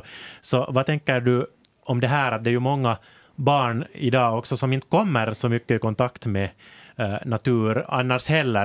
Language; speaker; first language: Swedish; native; Swedish